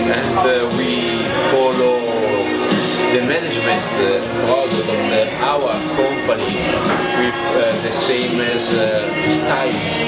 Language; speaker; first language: English; non-native, learner; Italian